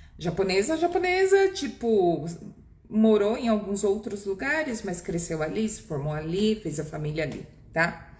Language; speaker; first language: Portuguese; early bilingual, other home language; Japanese